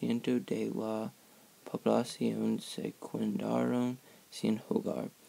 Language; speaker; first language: Spanish; non-native, learner; English